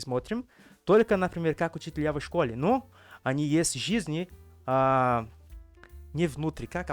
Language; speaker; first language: Russian; non-native, learner; Portuguese